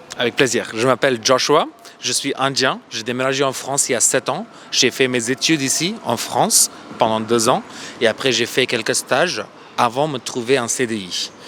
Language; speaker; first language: French; non-native, fluent; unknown